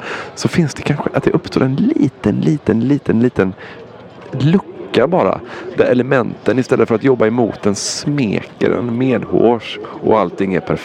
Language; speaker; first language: Swedish; native; Swedish